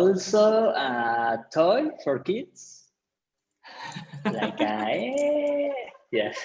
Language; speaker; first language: English; non-native, learner; Spanish